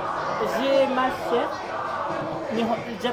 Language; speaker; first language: French; non-native, learner; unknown